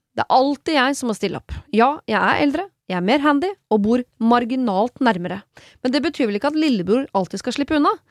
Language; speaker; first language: Norwegian; native; Norwegian